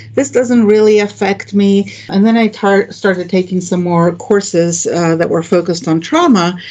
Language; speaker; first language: English; non-native, fluent; Greek